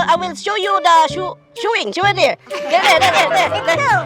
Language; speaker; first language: English; non-native, learner; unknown